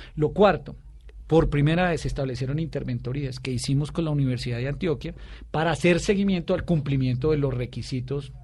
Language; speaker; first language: Spanish; native; Spanish